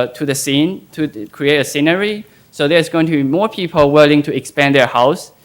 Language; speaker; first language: English; non-native, fluent; Chinese